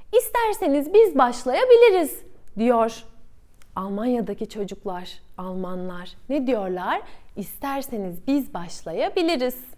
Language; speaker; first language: Turkish; native; Turkish